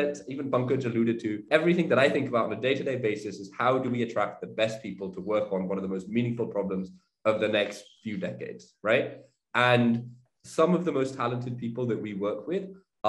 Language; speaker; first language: English; native; English